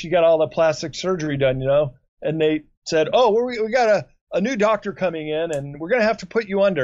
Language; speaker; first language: English; native; English